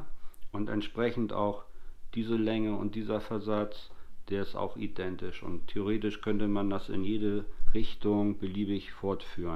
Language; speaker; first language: German; native; German